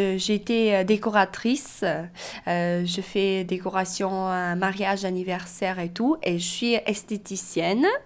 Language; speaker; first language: French; non-native, learner; Russian